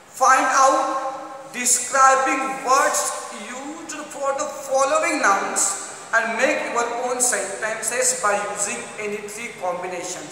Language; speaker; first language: English; non-native, local second language; Marathi